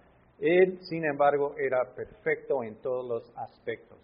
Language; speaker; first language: Spanish; non-native, fluent; English